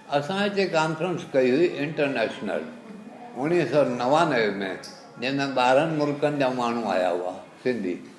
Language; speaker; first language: Sindhi; native; Sindhi